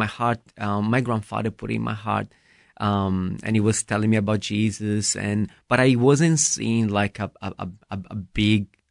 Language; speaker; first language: English; non-native, fluent; Italian